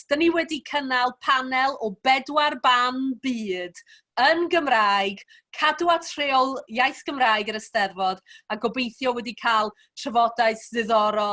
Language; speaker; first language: Welsh; native; Welsh